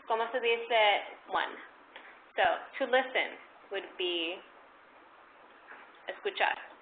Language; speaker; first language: Spanish; early bilingual, heritage; Spanish